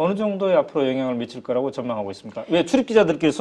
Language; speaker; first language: Korean; native; Korean